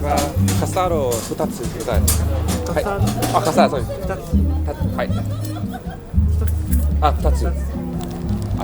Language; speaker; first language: Japanese; non-native, learner; English